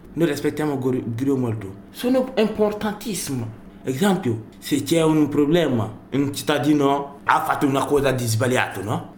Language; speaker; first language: Italian; non-native, learner; Bambara